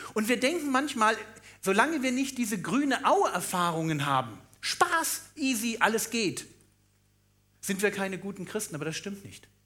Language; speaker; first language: German; native; German